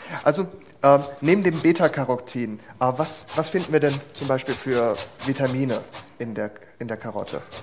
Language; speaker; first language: German; native; German